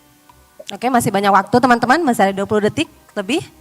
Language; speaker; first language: Indonesian; native; Indonesian